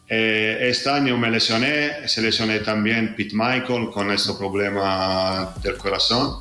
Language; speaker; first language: Spanish; non-native, fluent; Italian